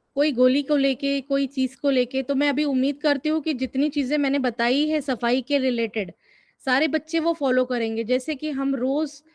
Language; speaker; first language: Hindi; non-native, local second language; Marathi